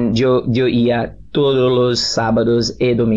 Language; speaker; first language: Spanish; non-native, learner; Portuguese